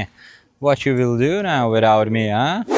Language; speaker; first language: English; non-native, fluent; Lithuanian